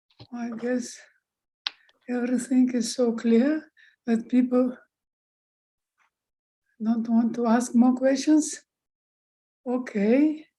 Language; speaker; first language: English; non-native, fluent; Russian